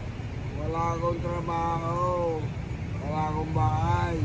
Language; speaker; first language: Filipino; native; Filipino